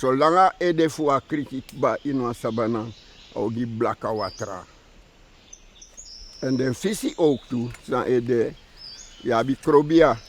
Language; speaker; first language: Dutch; non-native, local second language; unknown